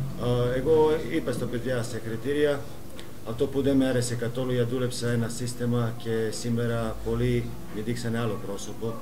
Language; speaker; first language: Greek; non-native, fluent; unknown